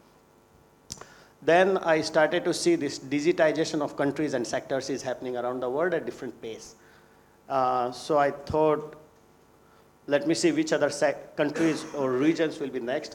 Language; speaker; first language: English; non-native, local second language; Hindi